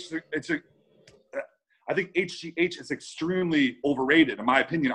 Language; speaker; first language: English; native; English